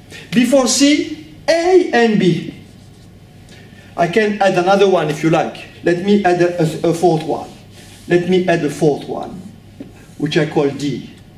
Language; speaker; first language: English; non-native, fluent; French